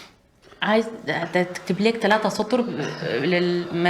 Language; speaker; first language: Arabic; native; Arabic